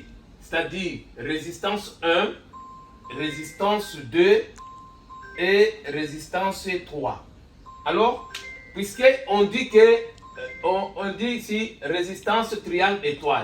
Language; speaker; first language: French; non-native, learner; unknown